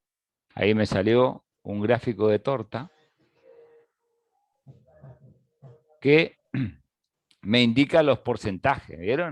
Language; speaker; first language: Spanish; native; Spanish